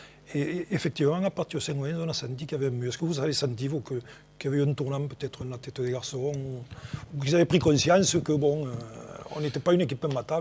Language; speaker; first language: French; native; French